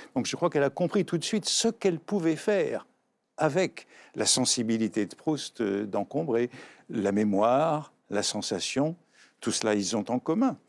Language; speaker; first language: French; native; French